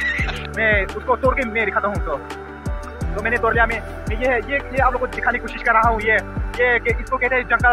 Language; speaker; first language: Hindi; non-native, local second language; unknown